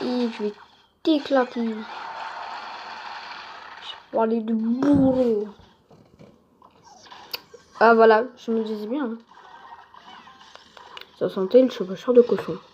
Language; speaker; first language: French; native; French